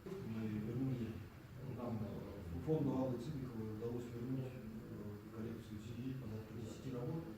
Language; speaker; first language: Russian; native; Russian